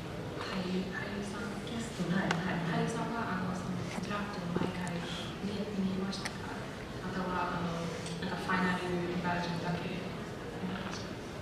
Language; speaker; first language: Japanese; non-native, fluent; English